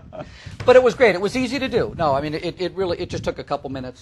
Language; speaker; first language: English; native; English